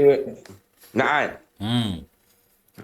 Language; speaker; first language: Malay; native; Malay